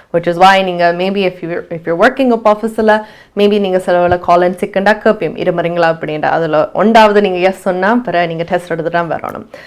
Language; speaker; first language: Tamil; early bilingual, heritage; Tamil